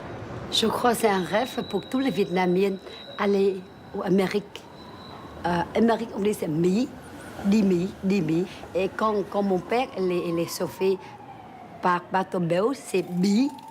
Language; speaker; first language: French; early bilingual, other home language; Vietnamese